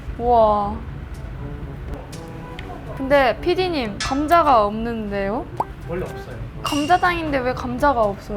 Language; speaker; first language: Korean; early bilingual, heritage; Japanese